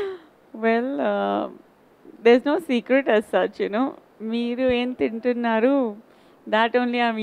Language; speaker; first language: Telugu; non-native, learner; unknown